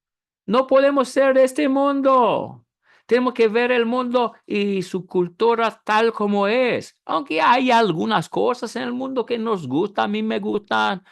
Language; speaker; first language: Spanish; non-native, fluent; English